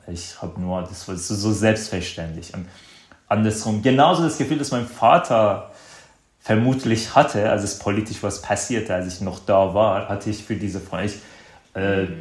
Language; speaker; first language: German; non-native, fluent; Azerbaijani